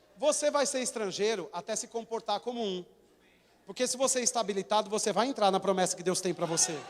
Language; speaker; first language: Portuguese; native; Portuguese